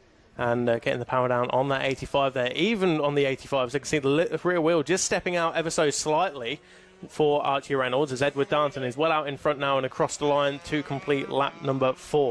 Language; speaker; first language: English; native; English